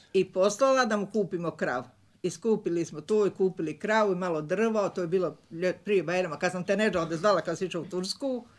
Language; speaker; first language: Croatian; native; Croatian